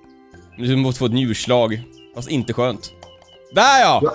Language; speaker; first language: Swedish; native; Swedish